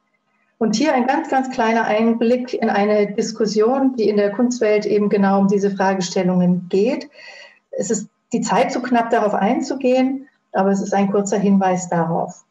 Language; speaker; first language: German; native; German